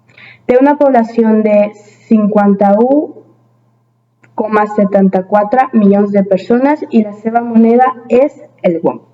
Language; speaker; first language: Catalan; early bilingual, other home language; Spanish